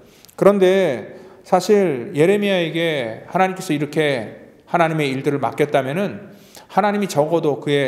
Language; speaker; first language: Korean; native; Korean